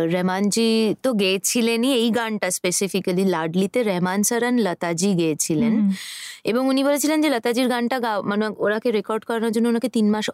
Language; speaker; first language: Bangla; native; Bangla